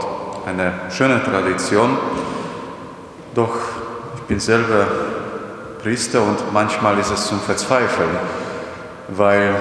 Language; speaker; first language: German; non-native, fluent; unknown